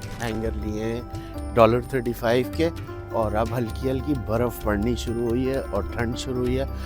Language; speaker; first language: Urdu; native; Urdu